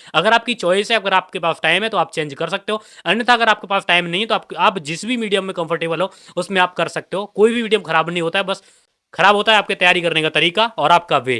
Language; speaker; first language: Hindi; native; Hindi